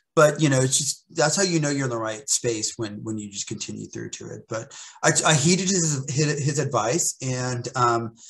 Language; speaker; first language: English; native; English